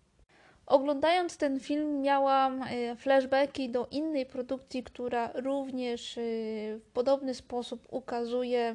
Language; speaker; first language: Polish; native; Polish